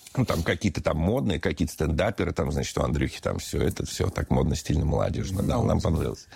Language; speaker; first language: Russian; native; Russian